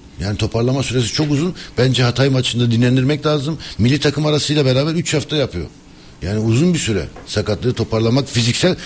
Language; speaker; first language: Turkish; early bilingual, heritage; Turkish